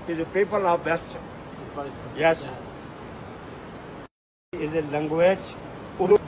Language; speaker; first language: English; non-native, learner; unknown